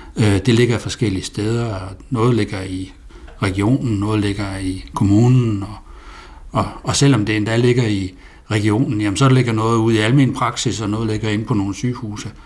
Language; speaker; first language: Danish; native; Danish